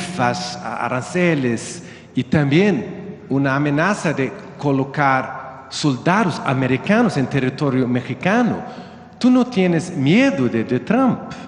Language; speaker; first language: Spanish; non-native, learner; Swedish